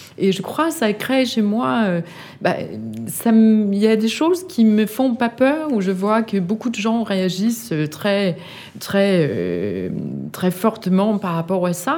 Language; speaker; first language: French; non-native, fluent; Danish